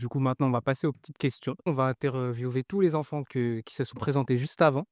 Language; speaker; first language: French; native; French